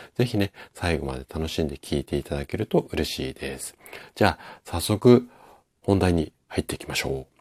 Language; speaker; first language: Japanese; native; Japanese